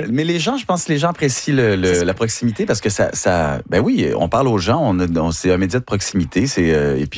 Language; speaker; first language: French; native; French